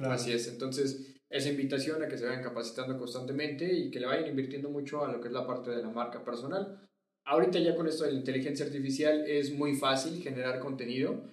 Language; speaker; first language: Spanish; native; Spanish